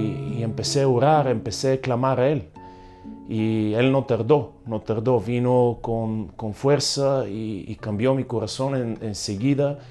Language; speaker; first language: Spanish; non-native, fluent; Bulgarian